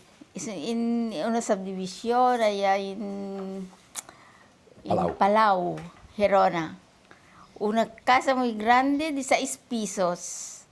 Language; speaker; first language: Spanish; non-native, learner; Filipino